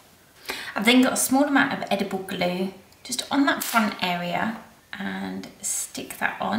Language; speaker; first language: English; native; English